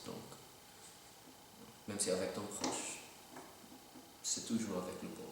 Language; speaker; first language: French; non-native, learner; Filipino